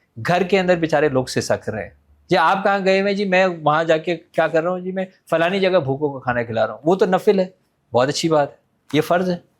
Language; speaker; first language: Urdu; native; Urdu